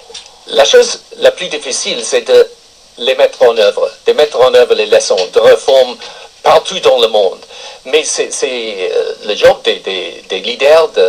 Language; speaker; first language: French; non-native, fluent; English